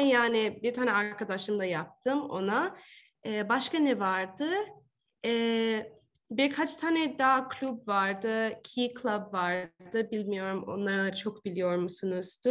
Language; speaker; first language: Turkish; early bilingual, heritage; Turkish